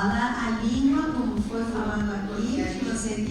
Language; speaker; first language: Portuguese; non-native, fluent; Spanish